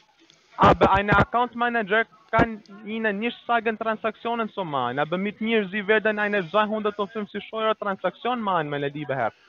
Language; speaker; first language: German; non-native, learner; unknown